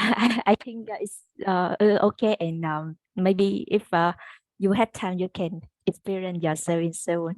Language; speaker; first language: English; non-native, learner; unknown